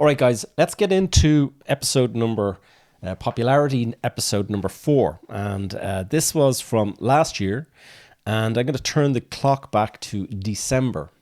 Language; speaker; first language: English; native; English